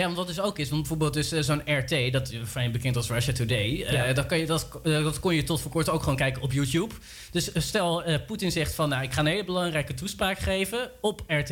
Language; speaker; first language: Dutch; native; Dutch